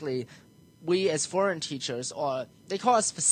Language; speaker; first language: English; native; English